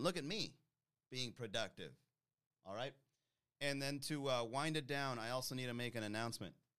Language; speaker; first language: English; native; English